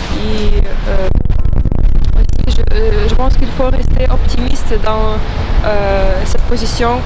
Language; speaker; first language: French; non-native, fluent; Ukrainian